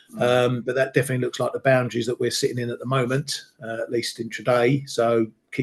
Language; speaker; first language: English; native; English